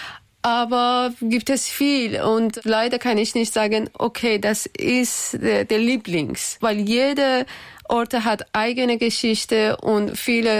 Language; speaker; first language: German; non-native, learner; Persian